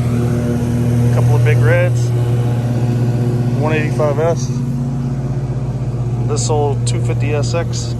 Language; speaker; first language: English; native; English